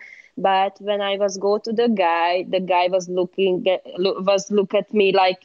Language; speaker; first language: English; non-native, learner; Hungarian